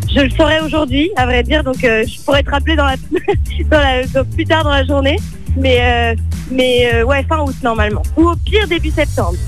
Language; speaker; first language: French; native; French